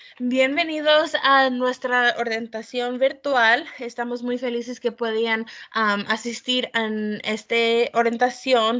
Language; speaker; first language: Spanish; early bilingual, heritage; Spanish